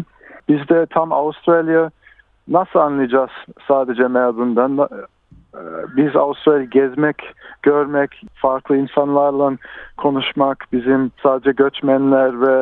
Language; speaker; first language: Turkish; early bilingual, heritage; Turkish